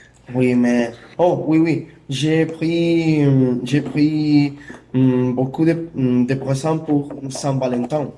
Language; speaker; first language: French; non-native, learner; Spanish